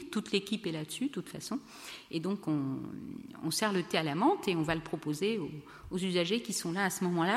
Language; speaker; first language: French; native; French